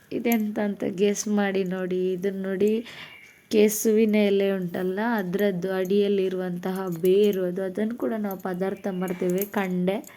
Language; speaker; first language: Kannada; non-native, local second language; Tulu